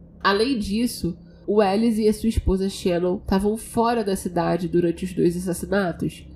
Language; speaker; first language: Portuguese; native; Portuguese